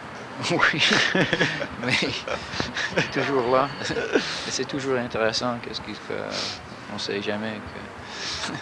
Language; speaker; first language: French; non-native, fluent; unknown